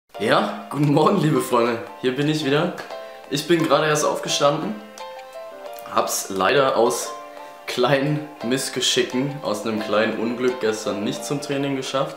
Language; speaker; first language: German; native; German